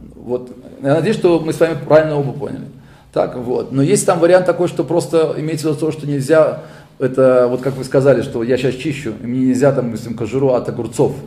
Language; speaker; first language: Russian; early bilingual, heritage; Russian